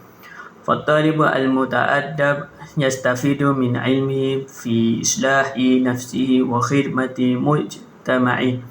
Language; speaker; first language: Arabic; non-native, learner; Malay